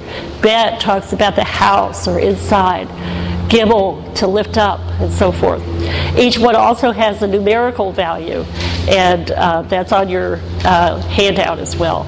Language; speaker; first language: English; native; English